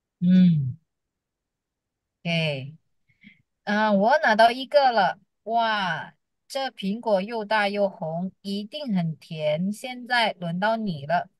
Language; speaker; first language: Chinese; early bilingual, heritage; Chinese